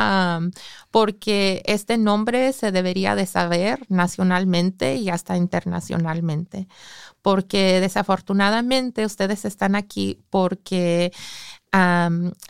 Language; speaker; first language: Spanish; early bilingual, heritage; English